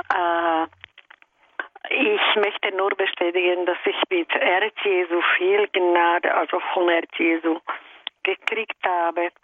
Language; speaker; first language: German; non-native, fluent; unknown